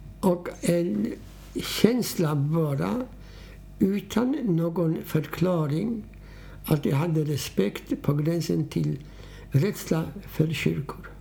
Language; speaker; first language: Swedish; non-native, fluent; Polish